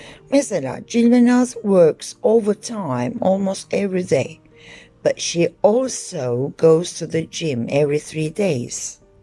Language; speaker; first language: English; non-native, fluent; Turkish